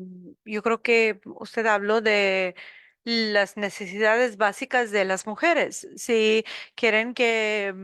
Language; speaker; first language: Spanish; non-native, learner; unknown